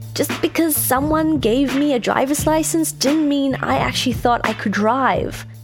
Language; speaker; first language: English; native; English